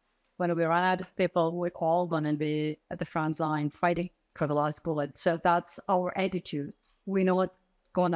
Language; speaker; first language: English; non-native, fluent; Ukrainian